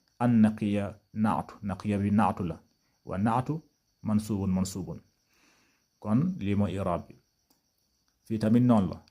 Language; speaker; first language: Arabic; non-native, fluent; Wolof